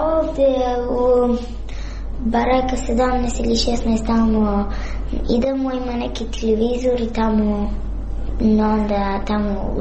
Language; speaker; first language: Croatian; non-native, learner; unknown